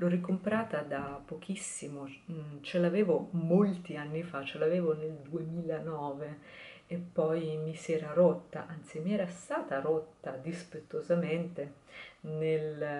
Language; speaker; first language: Italian; native; Italian